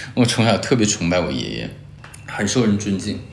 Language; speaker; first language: Chinese; native; Chinese